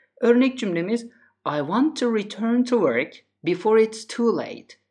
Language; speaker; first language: English; non-native, fluent; Turkish